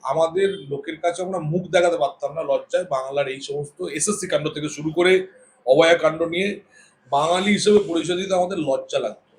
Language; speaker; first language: Bangla; native; Bangla